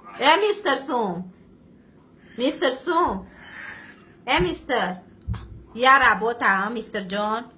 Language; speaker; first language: Russian; non-native, learner; Tajik